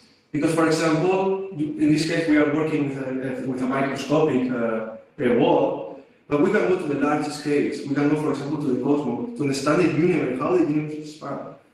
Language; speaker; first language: English; non-native, fluent; Spanish